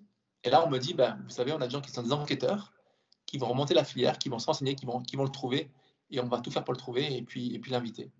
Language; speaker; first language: French; native; French